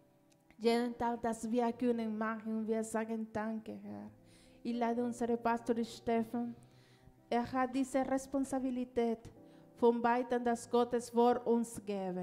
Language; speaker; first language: German; non-native, learner; Spanish